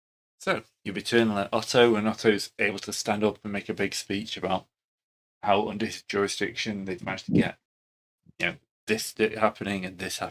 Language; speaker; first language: English; native; English